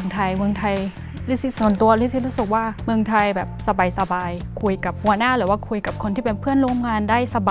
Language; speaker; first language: Thai; non-native, fluent; Korean